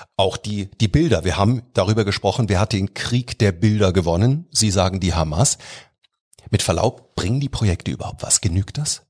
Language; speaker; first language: German; native; German